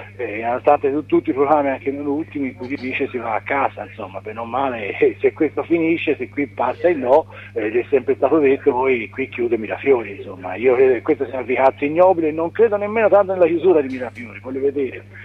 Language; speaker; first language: Italian; native; Italian